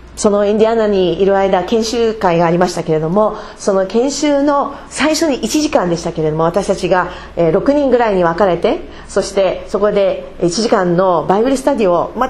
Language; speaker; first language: Japanese; non-native, fluent; English